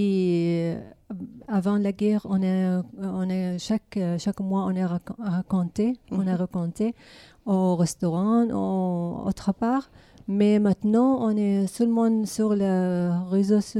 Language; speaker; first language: French; non-native, learner; Arabic